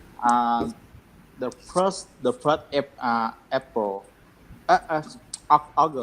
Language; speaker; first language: English; non-native, learner; Vietnamese